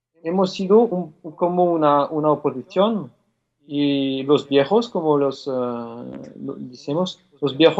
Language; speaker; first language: Spanish; non-native, fluent; French